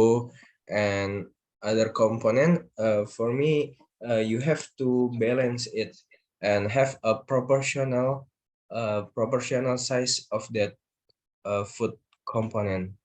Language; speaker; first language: English; non-native, learner; Indonesian